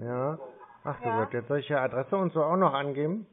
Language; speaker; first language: German; native; German